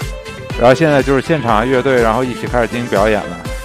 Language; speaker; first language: Chinese; native; Chinese